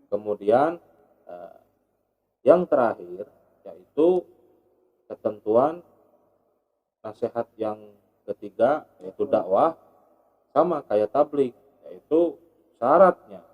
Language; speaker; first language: Indonesian; native; Indonesian